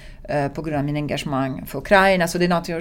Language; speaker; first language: Swedish; non-native, fluent; Italian